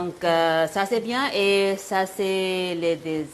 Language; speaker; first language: French; non-native, learner; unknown